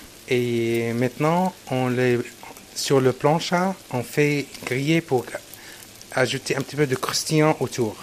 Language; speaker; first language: French; non-native, learner; Arabic